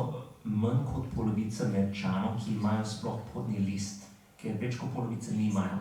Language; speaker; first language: Slovenian; non-native, fluent; English